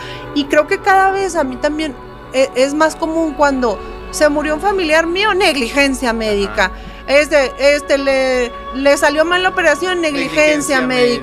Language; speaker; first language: Spanish; native; Spanish